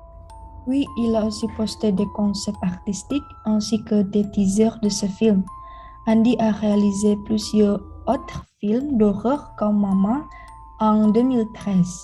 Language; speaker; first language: French; non-native, learner; Indonesian